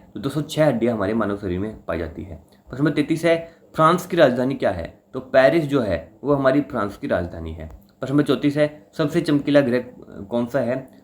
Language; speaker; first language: Hindi; native; Hindi